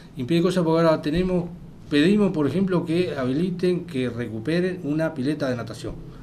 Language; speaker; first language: Spanish; native; Spanish